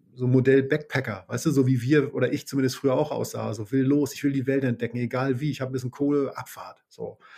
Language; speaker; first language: German; native; German